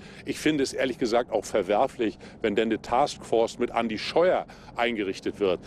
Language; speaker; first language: German; native; German